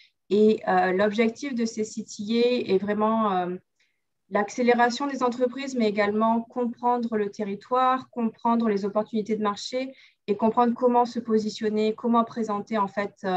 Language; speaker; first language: French; native; French